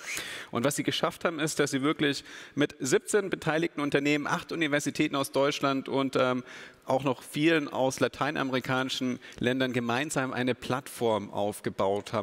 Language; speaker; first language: German; native; German